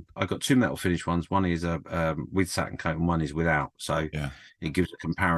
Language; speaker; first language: English; native; English